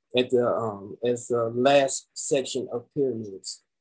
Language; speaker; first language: English; native; English